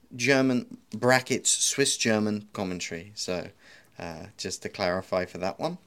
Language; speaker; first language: English; native; English